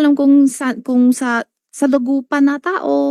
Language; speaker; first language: Filipino; non-native, local second language; Chinese